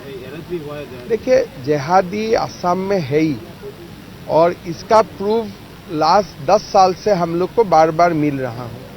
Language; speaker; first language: Hindi; non-native, local second language; Assamese